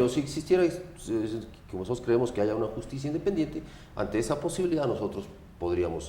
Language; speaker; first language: Spanish; native; Spanish